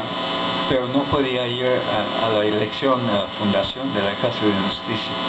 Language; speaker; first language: Spanish; non-native, fluent; English